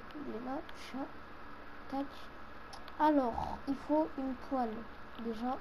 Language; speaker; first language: French; native; French